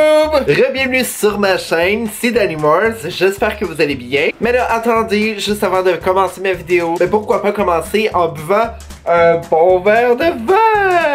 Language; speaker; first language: French; native; French